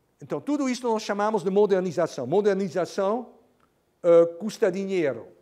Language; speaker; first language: Portuguese; non-native, fluent; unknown